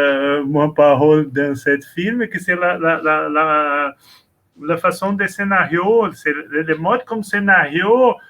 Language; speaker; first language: French; non-native, learner; Portuguese